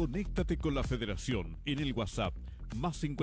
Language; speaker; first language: Spanish; native; Spanish